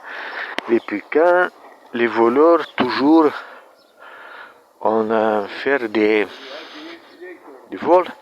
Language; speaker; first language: French; non-native, learner; Romanian